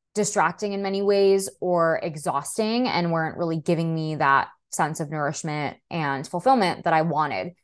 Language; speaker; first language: English; early bilingual, other home language; Russian